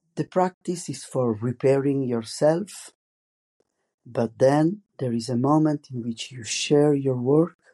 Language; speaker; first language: English; non-native, fluent; Italian